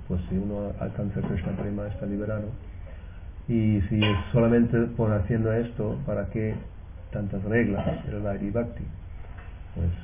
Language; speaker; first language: Spanish; native; Spanish